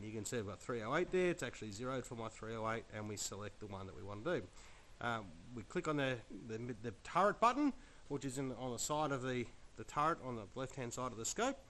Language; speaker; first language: English; native; English